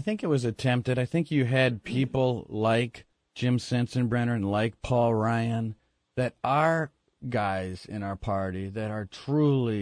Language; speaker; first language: English; native; English